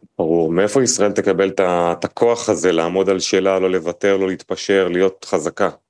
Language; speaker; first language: Hebrew; native; Hebrew